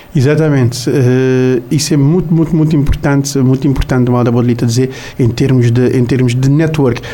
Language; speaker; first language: Portuguese; non-native, local second language; Kabuverdianu